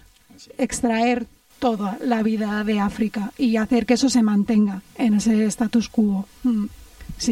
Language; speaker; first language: Spanish; native; Spanish